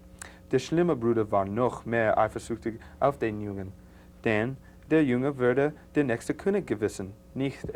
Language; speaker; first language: German; non-native, learner; English